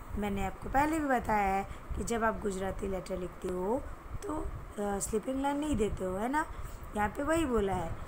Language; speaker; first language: Hindi; native; Hindi